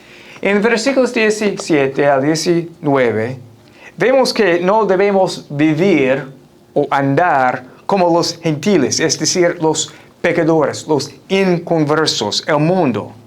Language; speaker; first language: Spanish; non-native, fluent; English